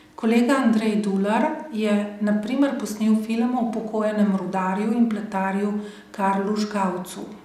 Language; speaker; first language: Slovenian; native; Slovenian